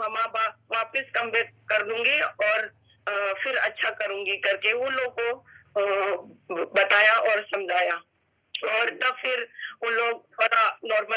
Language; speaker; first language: Hindi; non-native, local second language; Manipuri